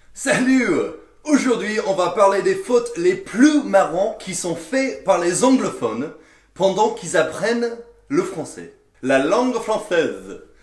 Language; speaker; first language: French; non-native, fluent; English